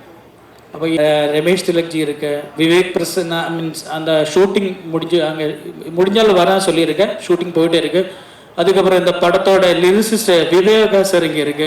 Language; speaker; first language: Tamil; non-native, learner; Malayalam